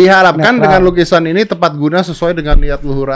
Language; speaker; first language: Indonesian; native; Indonesian